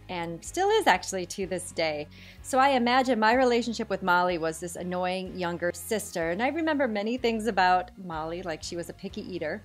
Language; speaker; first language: English; native; English